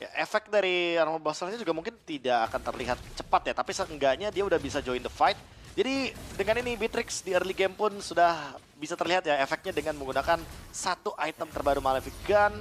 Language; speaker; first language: Indonesian; native; Indonesian